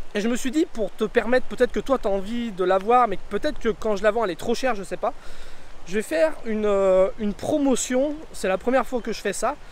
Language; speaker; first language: French; native; French